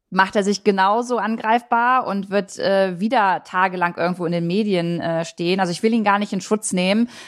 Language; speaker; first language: German; native; German